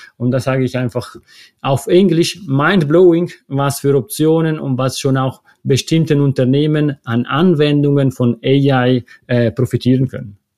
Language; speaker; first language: German; non-native, local second language; Italian